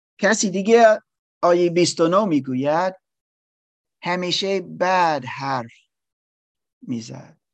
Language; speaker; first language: Persian; non-native, learner; English